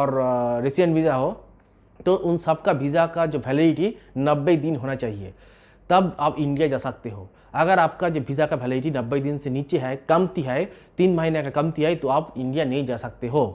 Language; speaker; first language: Hindi; non-native, local second language; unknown